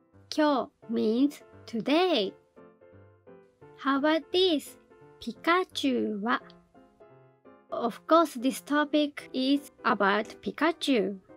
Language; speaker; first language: English; non-native, fluent; Japanese